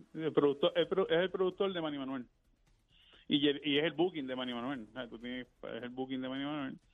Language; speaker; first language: Spanish; native; Spanish